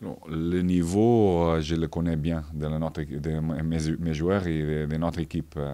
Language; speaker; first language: French; non-native, fluent; Portuguese